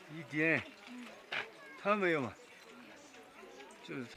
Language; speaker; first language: Chinese; native; Chinese